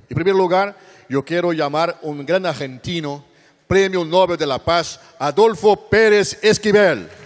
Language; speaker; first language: Spanish; non-native, learner; Portuguese